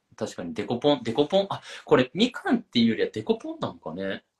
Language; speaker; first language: Japanese; native; Japanese